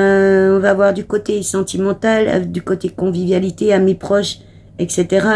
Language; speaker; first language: French; native; French